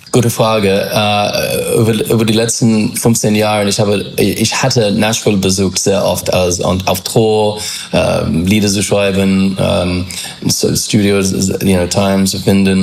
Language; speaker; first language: German; non-native, learner; English